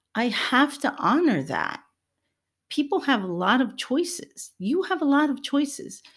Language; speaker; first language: English; early bilingual, other home language; Spanish